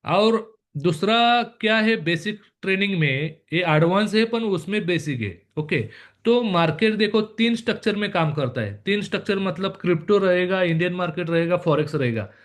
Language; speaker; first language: Hindi; non-native, local second language; Marathi